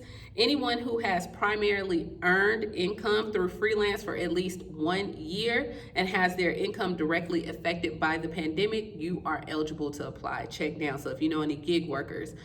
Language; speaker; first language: English; native; English